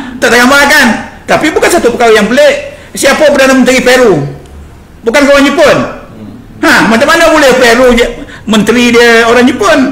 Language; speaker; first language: Malay; native; Malay